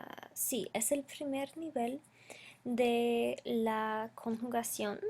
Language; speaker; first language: Spanish; non-native, fluent; English